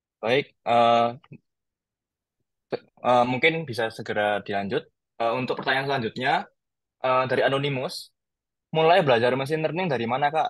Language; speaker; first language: Indonesian; native; Indonesian